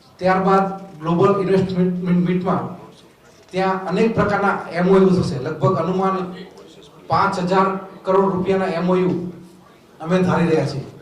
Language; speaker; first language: Gujarati; native; Gujarati